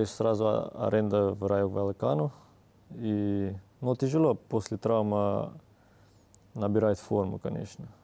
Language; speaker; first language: Russian; non-native, learner; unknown